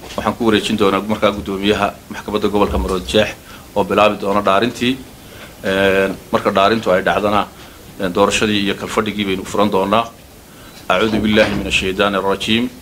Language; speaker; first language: Somali; native; Somali